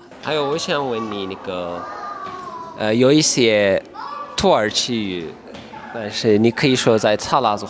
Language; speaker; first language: Chinese; non-native, fluent; Turkish